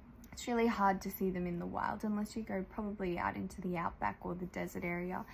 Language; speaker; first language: English; early bilingual, other home language; Korean